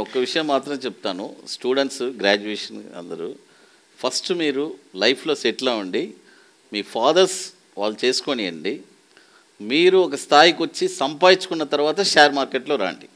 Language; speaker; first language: Telugu; native; Telugu